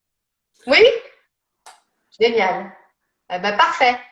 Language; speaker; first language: French; native; French